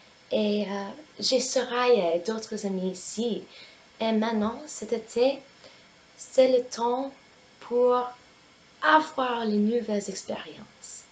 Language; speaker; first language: French; non-native, fluent; English